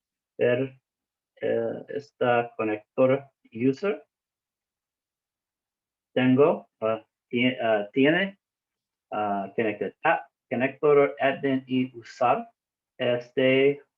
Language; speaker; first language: Spanish; non-native, learner; English